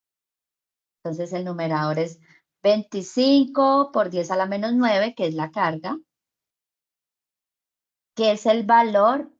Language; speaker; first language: Spanish; native; Spanish